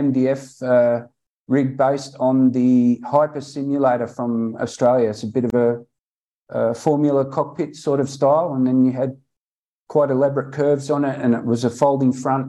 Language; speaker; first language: English; native; English